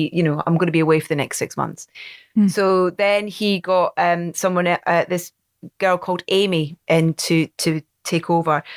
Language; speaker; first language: English; native; English